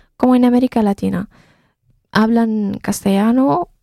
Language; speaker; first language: Spanish; non-native, fluent; Arabic